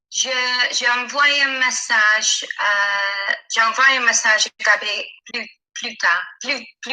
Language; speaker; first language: French; non-native, learner; English